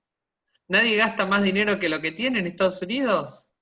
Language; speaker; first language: Spanish; native; Spanish